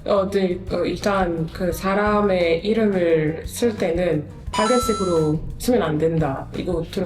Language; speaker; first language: Korean; non-native, learner; French